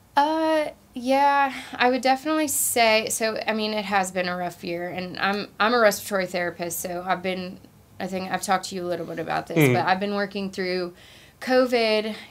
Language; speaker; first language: English; native; English